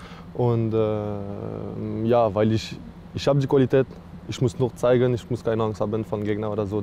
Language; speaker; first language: German; non-native, learner; French